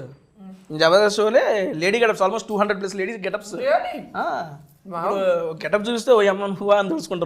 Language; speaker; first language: Telugu; native; Telugu